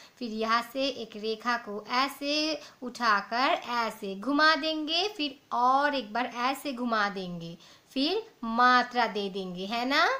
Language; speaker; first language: Hindi; non-native, local second language; Bangla